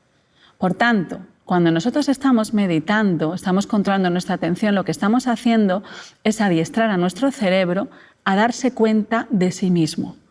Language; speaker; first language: Spanish; native; Spanish